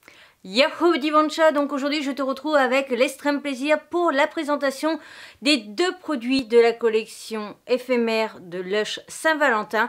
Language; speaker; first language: French; native; French